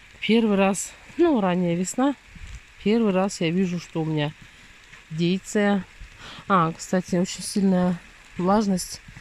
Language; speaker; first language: Russian; native; Russian